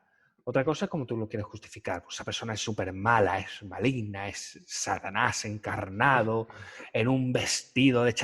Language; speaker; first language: Spanish; native; Spanish